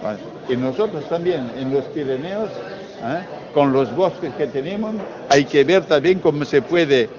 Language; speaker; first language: Spanish; non-native, learner; French